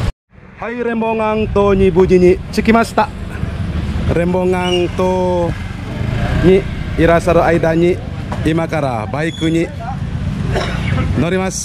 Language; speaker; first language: Japanese; non-native, fluent; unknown